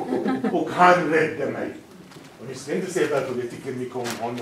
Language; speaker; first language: Swedish; non-native, fluent; Arabic